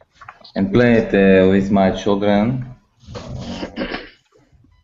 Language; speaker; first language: English; non-native, learner; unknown